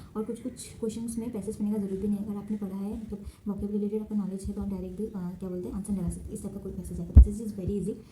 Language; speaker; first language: Hindi; non-native, local second language; Assamese